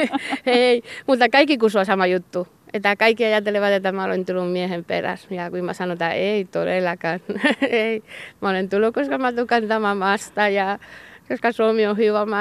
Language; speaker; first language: Finnish; non-native, learner; Basque